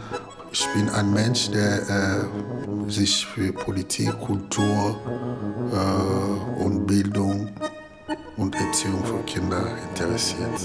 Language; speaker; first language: German; non-native, fluent; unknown